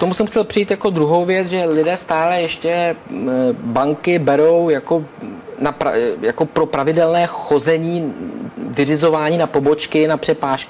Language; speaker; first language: Czech; native; Czech